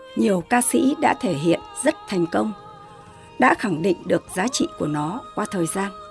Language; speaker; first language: Vietnamese; non-native, local second language; Tày